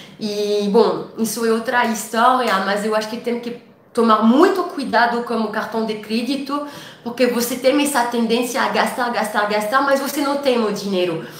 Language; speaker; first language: Portuguese; non-native, fluent; French